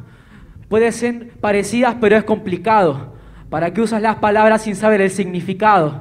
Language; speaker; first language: Spanish; native; Spanish